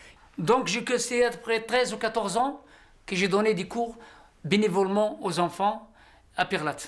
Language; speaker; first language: French; non-native, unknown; Riffian